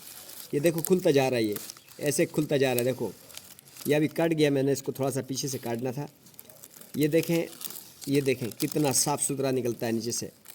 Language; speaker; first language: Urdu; non-native, local second language; Shina